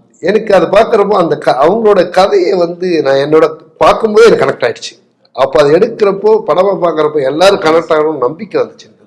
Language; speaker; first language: Tamil; native; Tamil